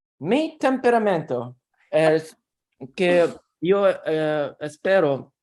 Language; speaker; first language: Spanish; non-native, learner; Russian